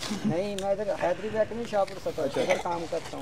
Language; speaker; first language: Hindi; non-native, local second language; Punjabi